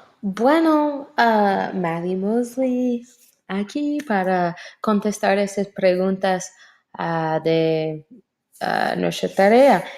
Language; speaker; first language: Spanish; non-native, fluent; English